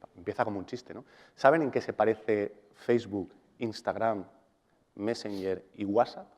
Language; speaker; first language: Spanish; non-native, local second language; Catalan